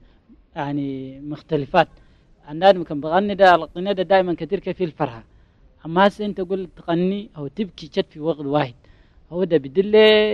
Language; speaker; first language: Arabic; native; Arabic